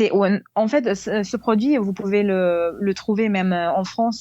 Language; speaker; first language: French; non-native, fluent; Serbian